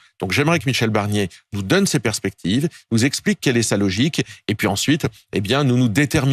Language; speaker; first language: French; native; French